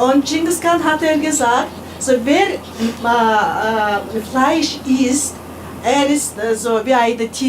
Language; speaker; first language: German; non-native, learner; Mongolian